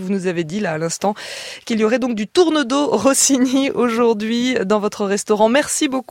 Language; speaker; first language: French; native; French